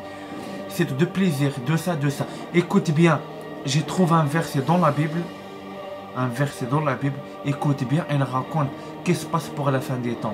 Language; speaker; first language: French; non-native, learner; Arabic